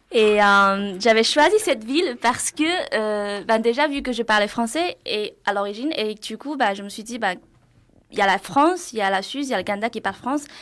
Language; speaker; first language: French; non-native, fluent; Chinese